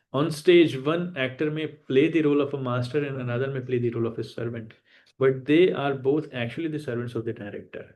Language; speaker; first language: English; non-native, local second language; Hindi